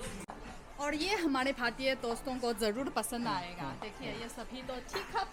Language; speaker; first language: Hindi; non-native, fluent; Chinese